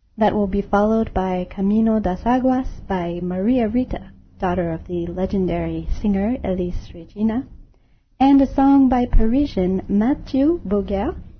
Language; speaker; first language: English; native; English